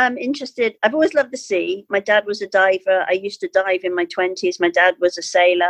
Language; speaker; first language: English; native; English